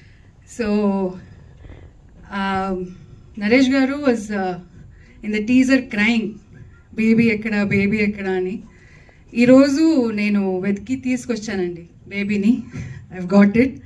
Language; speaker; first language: Telugu; non-native, learner; Kannada